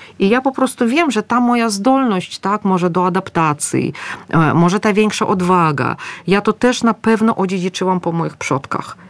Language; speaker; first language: Polish; non-native, fluent; Russian